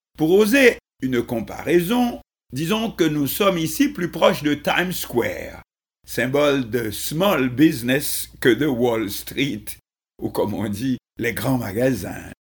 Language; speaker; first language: French; non-native, local second language; Haitian Creole